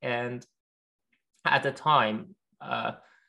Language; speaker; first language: English; non-native, fluent; Persian